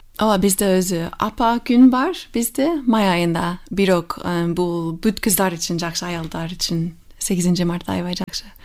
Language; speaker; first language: Kyrgyz; non-native, fluent; English